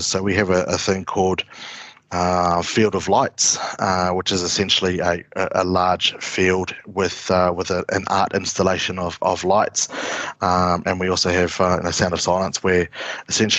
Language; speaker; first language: English; native; English